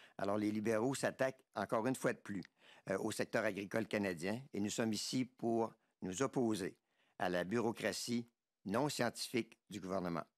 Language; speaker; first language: French; native; French